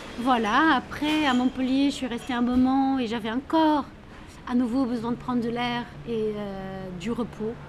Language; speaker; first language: French; non-native, fluent; Portuguese